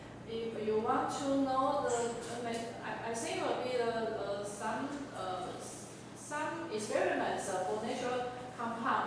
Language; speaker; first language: English; non-native, learner; Chinese